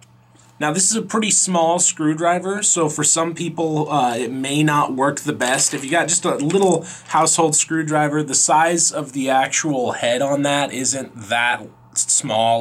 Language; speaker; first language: English; native; English